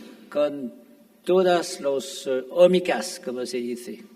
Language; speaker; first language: Spanish; non-native, fluent; French